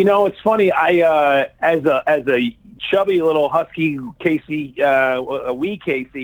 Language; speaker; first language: English; native; English